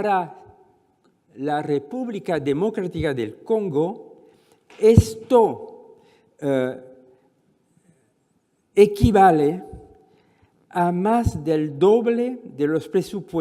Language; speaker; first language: Spanish; non-native, fluent; French